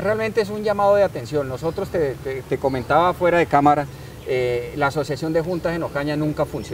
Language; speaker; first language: Spanish; native; Spanish